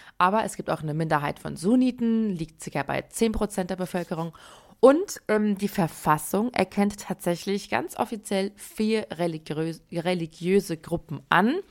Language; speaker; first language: German; early bilingual, other home language; Persian